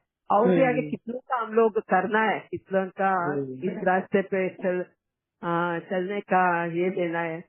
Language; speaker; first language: Hindi; non-native, local second language; Kannada